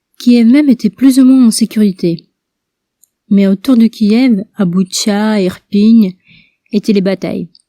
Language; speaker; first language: French; non-native, fluent; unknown